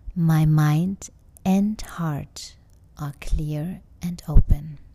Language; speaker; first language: English; non-native, fluent; German